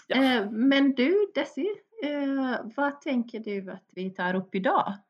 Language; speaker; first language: Swedish; early bilingual, other home language; Bosnian